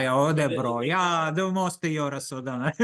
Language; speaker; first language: Swedish; non-native, learner; Russian